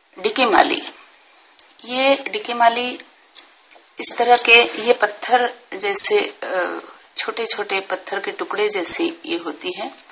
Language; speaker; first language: Hindi; non-native, local second language; Marathi